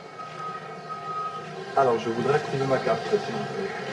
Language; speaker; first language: French; native; French